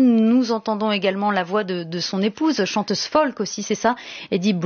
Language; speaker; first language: French; native; French